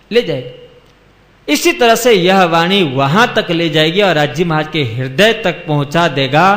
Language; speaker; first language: Hindi; non-native, local second language; Gujarati